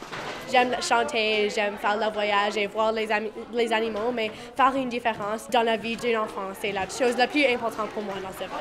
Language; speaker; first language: French; non-native, local second language; English